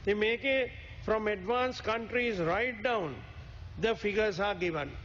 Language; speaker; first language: English; non-native, local second language; Sinhala